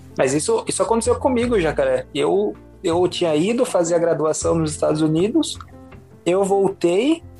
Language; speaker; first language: Portuguese; native; Portuguese